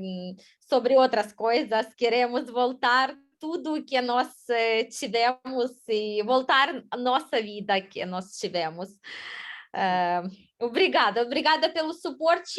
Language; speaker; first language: Portuguese; non-native, fluent; Ukrainian